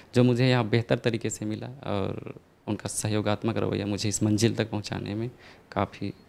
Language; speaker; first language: Hindi; native; Hindi